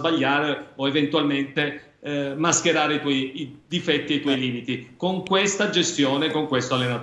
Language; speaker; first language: Italian; native; Italian